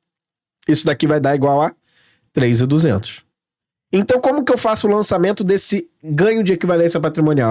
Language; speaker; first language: Portuguese; native; Portuguese